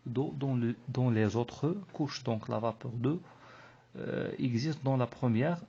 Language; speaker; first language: French; non-native, local second language; Arabic